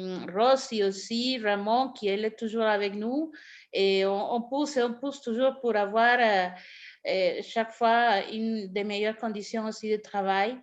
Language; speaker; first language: French; non-native, fluent; Spanish